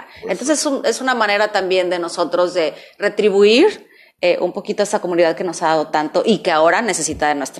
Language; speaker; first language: Spanish; native; Spanish